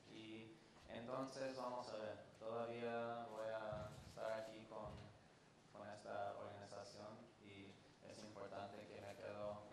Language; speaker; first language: Spanish; non-native, fluent; English